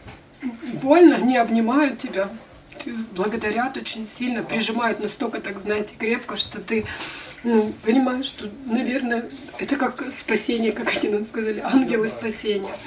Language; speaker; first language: Russian; native; Russian